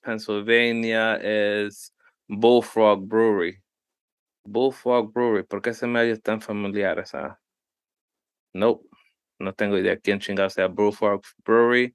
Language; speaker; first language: Spanish; early bilingual, heritage; Spanish